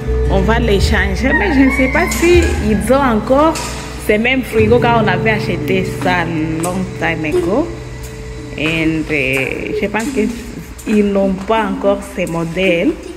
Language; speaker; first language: French; non-native, local second language; Swahili